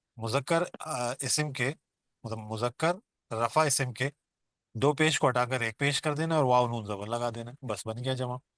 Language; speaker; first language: Urdu; non-native, local second language; Baluchi